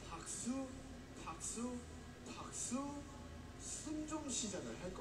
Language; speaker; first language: Korean; native; Korean